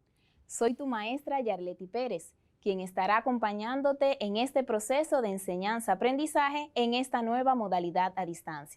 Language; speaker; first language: Spanish; native; Spanish